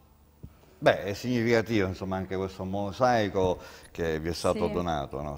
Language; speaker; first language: Italian; native; Italian